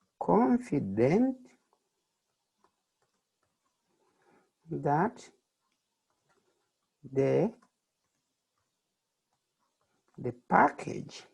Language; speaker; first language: English; non-native, fluent; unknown